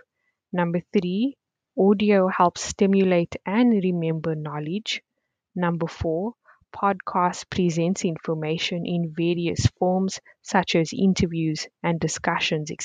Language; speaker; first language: English; native; English